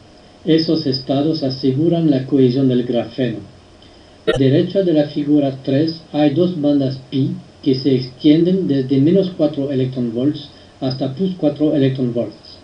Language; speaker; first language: Spanish; non-native, fluent; French